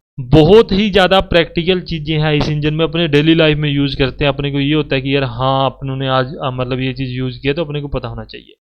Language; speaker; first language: Hindi; native; Hindi